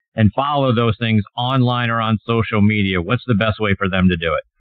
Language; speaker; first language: English; native; English